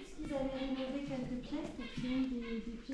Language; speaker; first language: French; native; French